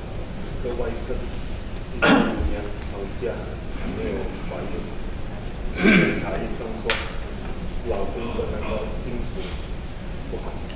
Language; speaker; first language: Chinese; early bilingual, heritage; Chinese